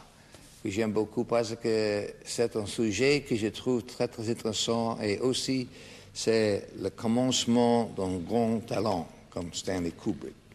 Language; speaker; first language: French; non-native, fluent; English